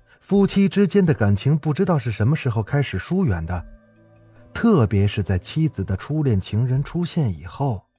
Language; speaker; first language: Chinese; native; Chinese